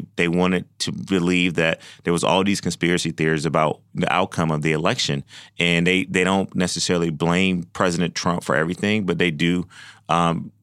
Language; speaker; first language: English; native; English